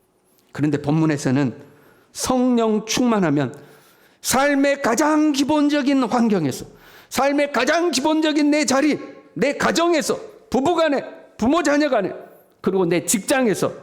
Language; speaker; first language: Korean; native; Korean